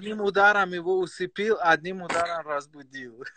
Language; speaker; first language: Russian; non-native, fluent; Persian